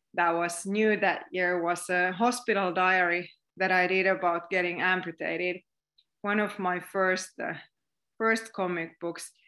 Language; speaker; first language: English; non-native, fluent; Finnish